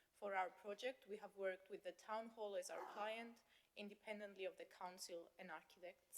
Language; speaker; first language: English; non-native, fluent; Greek